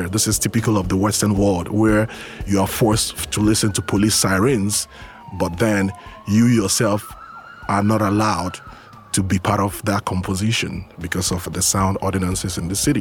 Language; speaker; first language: English; non-native, local second language; Igbo